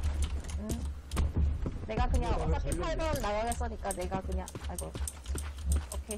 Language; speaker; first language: Korean; native; Korean